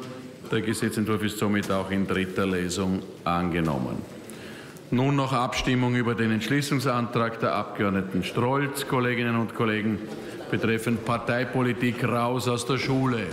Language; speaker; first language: German; native; German